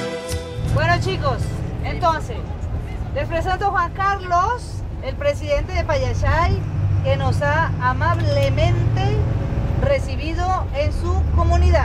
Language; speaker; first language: Spanish; non-native, fluent; French